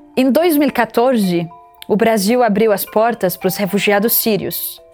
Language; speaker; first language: Portuguese; non-native, fluent; Arabic